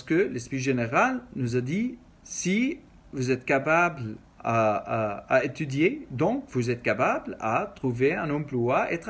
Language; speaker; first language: French; non-native, learner; Arabic